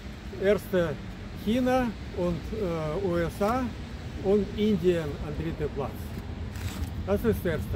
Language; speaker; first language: German; non-native, fluent; Russian